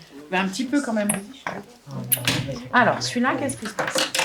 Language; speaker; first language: French; native; French